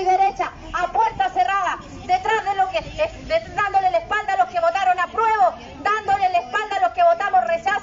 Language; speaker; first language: Spanish; native; Spanish